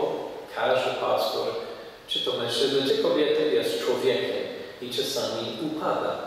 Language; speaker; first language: Polish; non-native, fluent; English